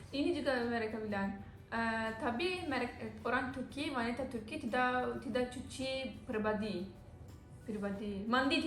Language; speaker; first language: Indonesian; non-native, learner; Turkish